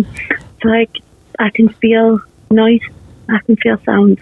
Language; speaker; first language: English; native; English